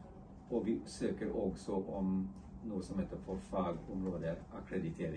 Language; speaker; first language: Norwegian; non-native, fluent; English